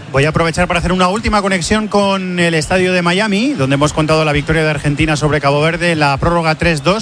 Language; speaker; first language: Spanish; native; Spanish